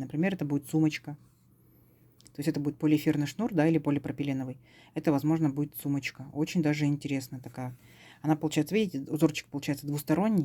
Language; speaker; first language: Russian; native; Russian